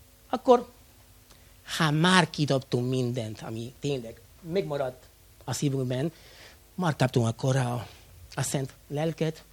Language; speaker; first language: Hungarian; non-native, fluent; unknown